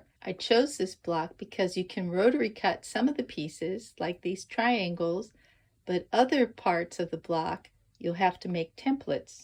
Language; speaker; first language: English; native; English